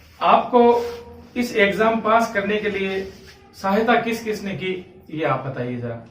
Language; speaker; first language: Hindi; native; Hindi